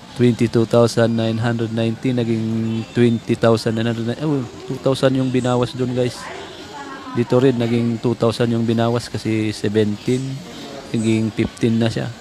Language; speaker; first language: Filipino; native; Filipino